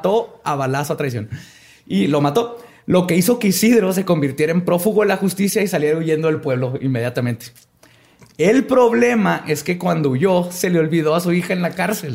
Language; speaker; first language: Spanish; native; Spanish